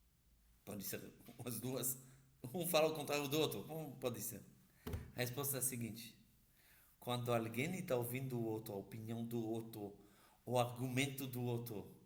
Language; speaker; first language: Portuguese; non-native, fluent; Hebrew